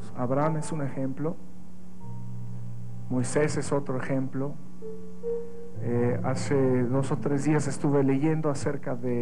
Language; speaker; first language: Spanish; native; Spanish